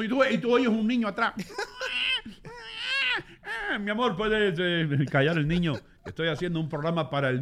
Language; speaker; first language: Spanish; native; Spanish